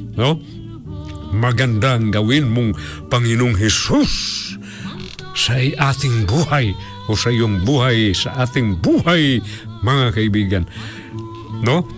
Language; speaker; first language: Filipino; non-native, local second language; Cebuano